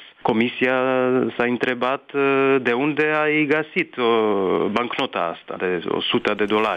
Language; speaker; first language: Romanian; non-native, fluent; Czech